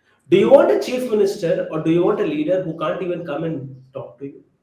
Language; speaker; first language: English; non-native, local second language; Tamil